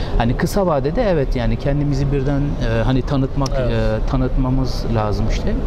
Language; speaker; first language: Turkish; early bilingual, heritage; Turkish